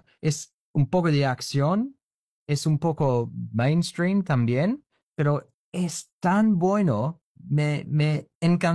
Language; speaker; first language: Spanish; non-native, fluent; English